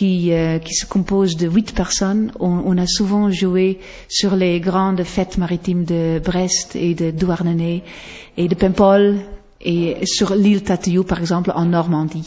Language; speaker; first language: French; non-native, fluent; Western Frisian